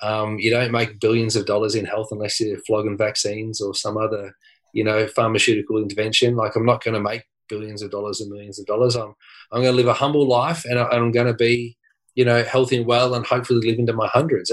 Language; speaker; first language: English; native; English